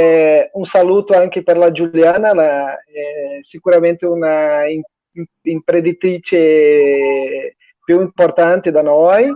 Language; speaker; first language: Italian; non-native, fluent; Portuguese